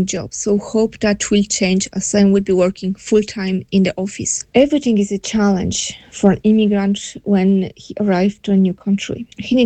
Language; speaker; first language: English; non-native, fluent; Polish